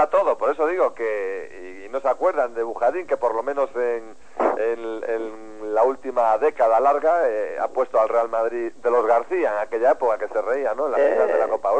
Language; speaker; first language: Spanish; native; Spanish